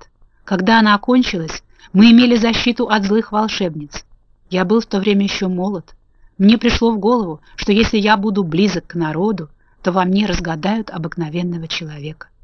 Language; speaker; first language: Russian; native; Russian